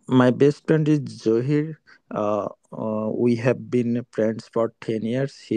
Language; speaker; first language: English; non-native, learner; Bangla